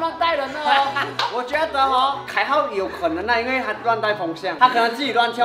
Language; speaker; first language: Chinese; native; Chinese